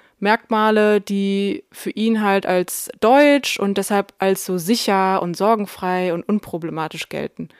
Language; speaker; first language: German; early bilingual, other home language; Russian